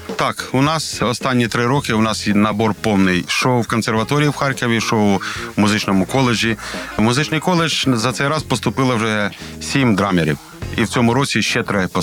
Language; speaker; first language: Ukrainian; non-native, local second language; Russian